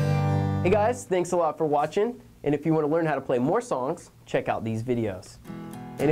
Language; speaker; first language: English; native; English